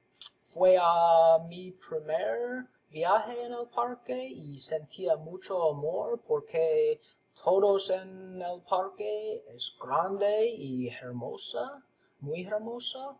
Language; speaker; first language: Spanish; non-native, learner; English